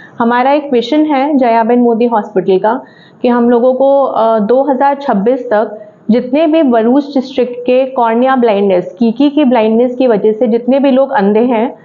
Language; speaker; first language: Hindi; native; Hindi